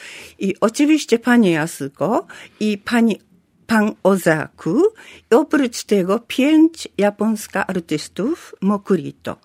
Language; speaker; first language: Polish; non-native, learner; Japanese